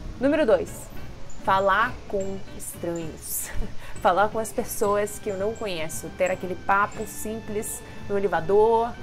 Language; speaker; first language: Portuguese; non-native, fluent; Russian